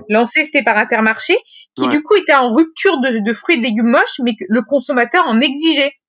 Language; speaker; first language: French; native; French